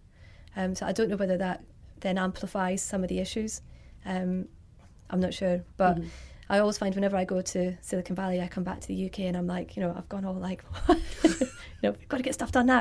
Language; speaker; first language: English; native; English